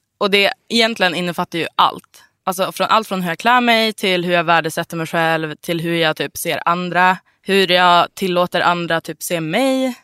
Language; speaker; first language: Swedish; native; Swedish